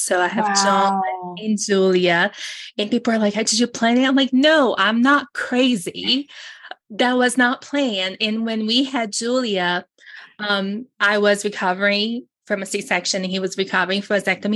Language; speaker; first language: English; non-native, fluent; Portuguese